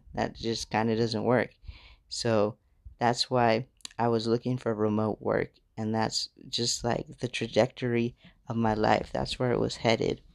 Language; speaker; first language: English; native; English